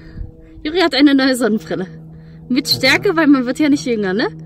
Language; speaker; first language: German; native; German